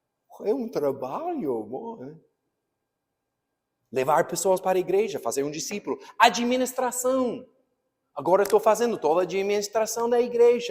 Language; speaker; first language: Portuguese; non-native, fluent; English